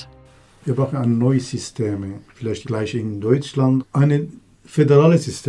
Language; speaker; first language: German; non-native, learner; Kurdish